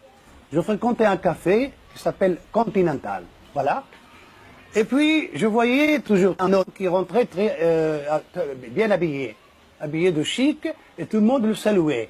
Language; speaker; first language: French; non-native, fluent; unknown